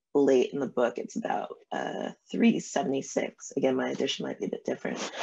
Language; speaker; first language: English; native; English